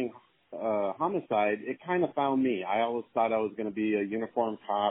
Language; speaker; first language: English; native; English